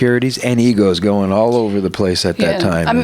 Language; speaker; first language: English; native; English